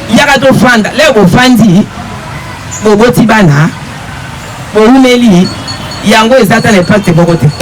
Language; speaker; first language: Lingala; native; Lingala